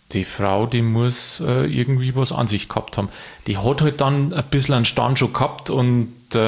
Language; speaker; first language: German; native; German